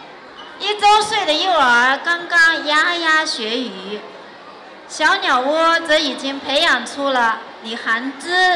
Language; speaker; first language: Chinese; native; Chinese